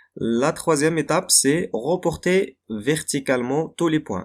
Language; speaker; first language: French; non-native, local second language; Arabic